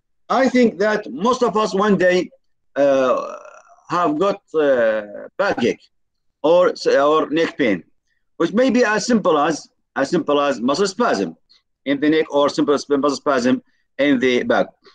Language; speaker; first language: English; non-native, fluent; Arabic